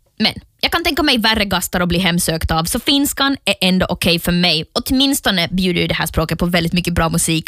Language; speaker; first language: Swedish; native; Swedish